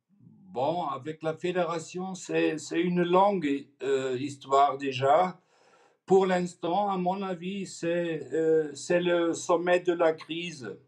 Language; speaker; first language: French; non-native, fluent; German